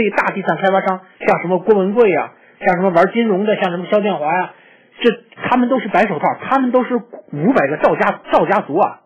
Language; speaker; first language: Chinese; native; Chinese